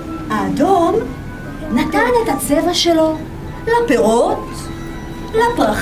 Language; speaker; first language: Hebrew; native; Hebrew